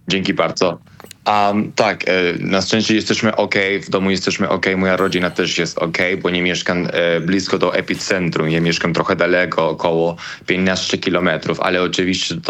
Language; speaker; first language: Polish; non-native, learner; Spanish